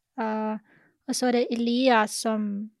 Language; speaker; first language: Norwegian; non-native, fluent; English